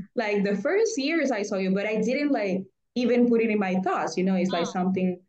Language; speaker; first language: English; non-native, fluent; Spanish